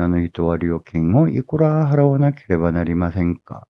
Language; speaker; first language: Japanese; non-native, fluent; Korean